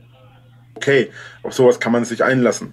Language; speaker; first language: German; native; German